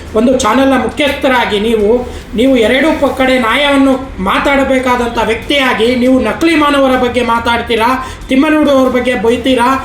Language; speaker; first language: Kannada; non-native, local second language; Lambadi